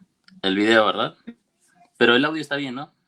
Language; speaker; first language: Spanish; native; Spanish